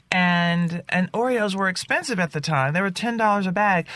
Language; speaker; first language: English; native; English